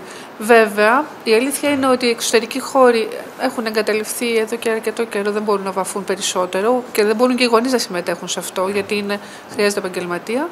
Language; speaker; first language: Greek; native; Greek